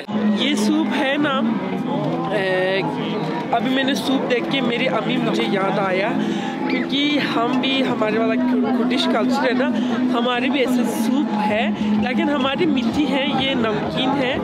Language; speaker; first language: Hindi; non-native, fluent; Turkish